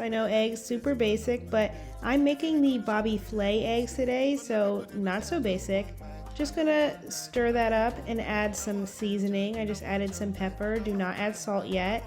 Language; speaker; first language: English; native; English